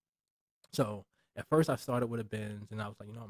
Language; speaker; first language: English; native; English